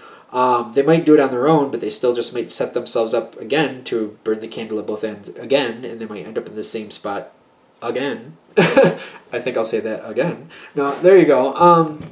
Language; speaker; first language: English; native; English